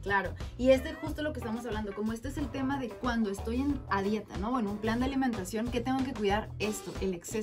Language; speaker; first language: Spanish; native; Spanish